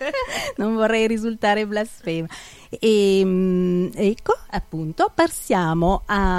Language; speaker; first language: Italian; native; Italian